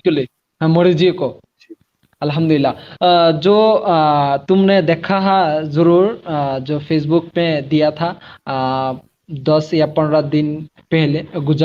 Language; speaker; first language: Hindi; non-native, learner; Bangla